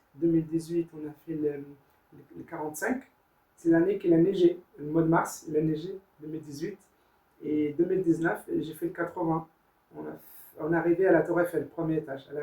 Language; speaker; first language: French; non-native, learner; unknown